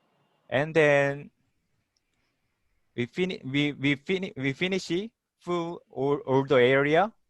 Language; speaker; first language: English; non-native, learner; Korean